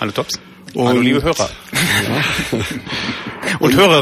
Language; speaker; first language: German; native; German